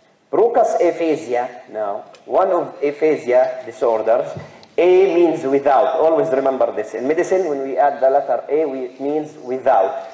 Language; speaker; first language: English; non-native, fluent; Arabic